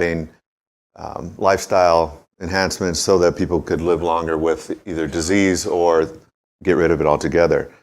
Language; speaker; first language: English; native; English